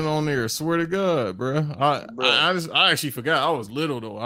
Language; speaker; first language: English; native; English